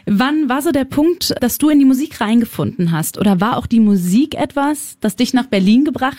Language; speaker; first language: German; native; German